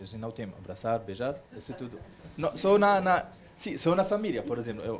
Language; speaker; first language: Portuguese; non-native, learner; Arabic